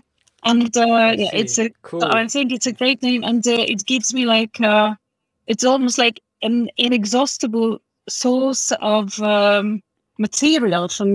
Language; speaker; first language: English; non-native, fluent; Polish